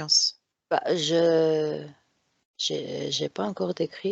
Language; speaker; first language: French; non-native, fluent; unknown